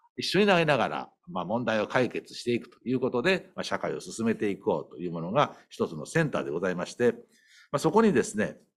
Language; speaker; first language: Japanese; native; Japanese